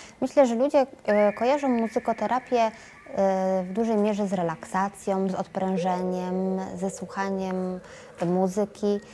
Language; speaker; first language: Polish; non-native, fluent; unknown